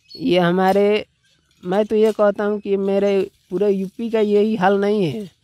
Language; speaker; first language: Hindi; native; Hindi